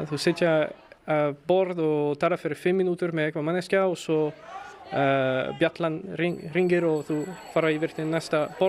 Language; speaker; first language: Icelandic; non-native, learner; French